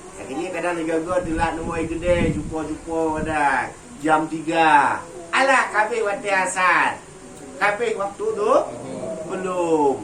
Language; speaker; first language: Malay; native; Malay